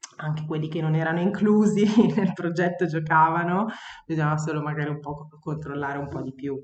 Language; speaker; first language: Italian; native; Italian